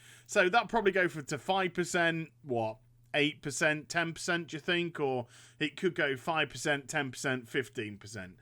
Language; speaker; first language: English; native; English